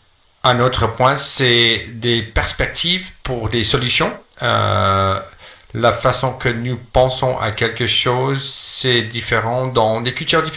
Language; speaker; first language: French; non-native, fluent; English